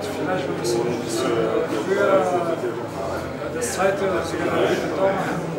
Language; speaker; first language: German; non-native, fluent; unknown